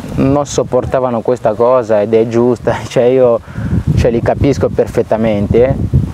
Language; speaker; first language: Italian; non-native, fluent; Lingala